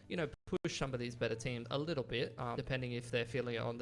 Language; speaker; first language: English; native; English